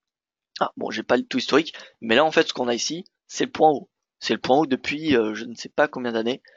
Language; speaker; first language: French; native; French